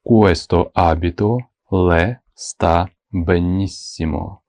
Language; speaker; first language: Italian; non-native, fluent; Ukrainian